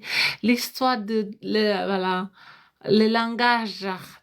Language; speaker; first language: French; non-native, fluent; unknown